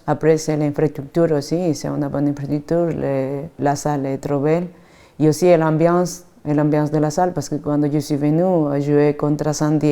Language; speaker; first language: French; non-native, fluent; Spanish